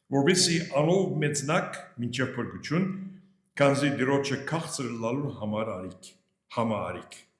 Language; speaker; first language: Armenian; early bilingual, heritage; Armenian